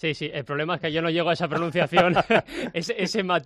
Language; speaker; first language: Spanish; native; Spanish